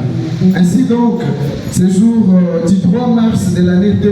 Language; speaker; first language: French; non-native, local second language; Luba-Lulua